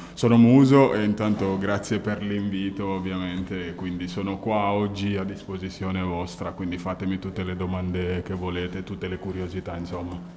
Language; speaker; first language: Italian; early bilingual, other home language; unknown